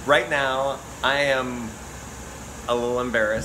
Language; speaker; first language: English; native; English